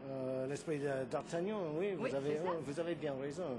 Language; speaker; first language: French; non-native, fluent; English